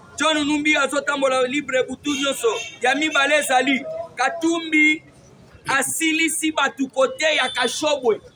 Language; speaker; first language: Lingala; non-native, local second language; Kituba (Democratic Republic of Congo)